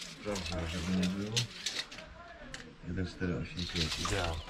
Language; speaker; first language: Polish; native; Polish